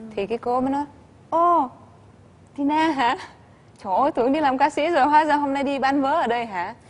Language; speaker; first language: Vietnamese; early bilingual, heritage; Vietnamese